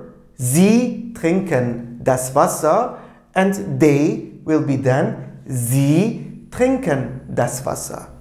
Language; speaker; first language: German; non-native, fluent; Turkish